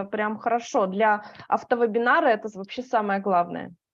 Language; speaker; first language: Russian; native; Russian